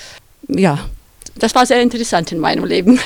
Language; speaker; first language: German; non-native, fluent; Russian